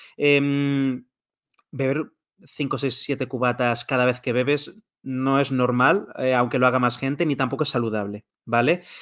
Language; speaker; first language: Spanish; native; Spanish